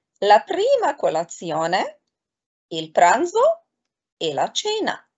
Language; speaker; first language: Italian; non-native, fluent; Arabic